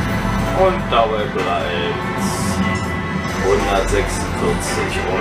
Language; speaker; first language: German; native; German